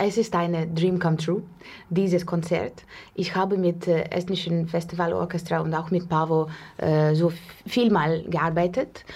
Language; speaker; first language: German; non-native, learner; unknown